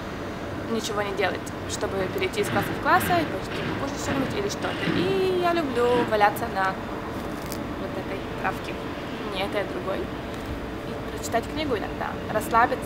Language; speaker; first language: Russian; early bilingual, heritage; Russian